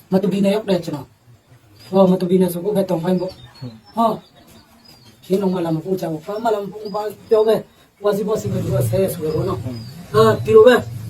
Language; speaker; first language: Burmese; non-native, local second language; Tedim Chin